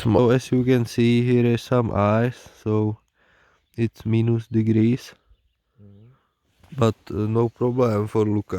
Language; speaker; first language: English; non-native, learner; Czech